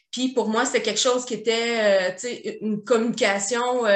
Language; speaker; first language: French; native; French